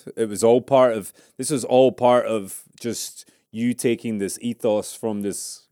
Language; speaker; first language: English; native; English